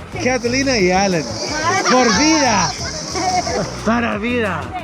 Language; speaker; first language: Spanish; non-native, learner; English